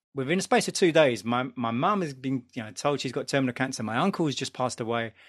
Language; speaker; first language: English; native; English